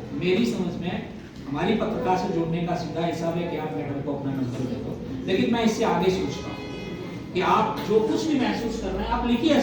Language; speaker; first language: Hindi; native; Hindi